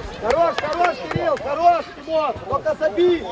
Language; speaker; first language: Russian; native; Russian